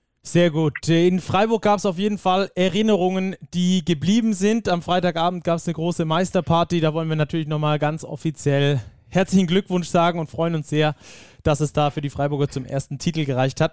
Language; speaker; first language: German; native; German